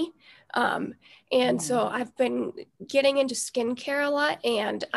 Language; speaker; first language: English; native; English